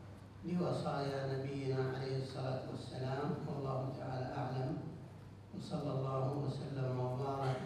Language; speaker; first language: Arabic; native; Arabic